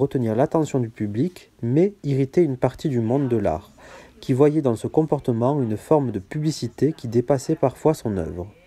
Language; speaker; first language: French; native; French